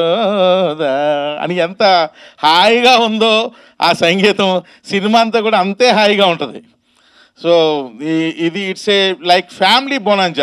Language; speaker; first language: Telugu; native; Telugu